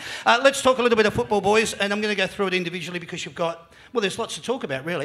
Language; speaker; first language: English; native; English